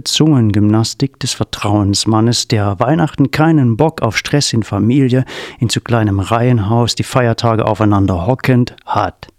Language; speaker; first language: German; native; German